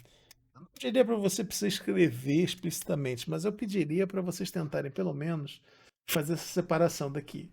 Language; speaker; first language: Portuguese; native; Portuguese